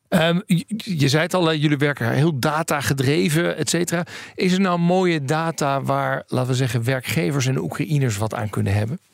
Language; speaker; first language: Dutch; native; Dutch